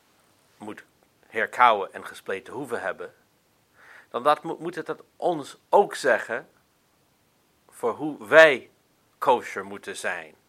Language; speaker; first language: Dutch; non-native, fluent; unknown